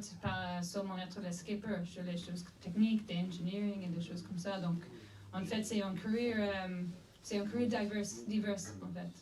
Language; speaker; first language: French; non-native, fluent; English